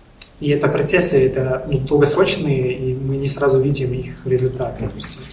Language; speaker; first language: Russian; non-native, fluent; German